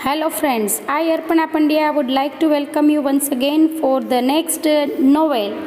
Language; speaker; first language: English; non-native, local second language; Gujarati